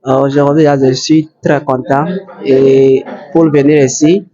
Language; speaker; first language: French; non-native, learner; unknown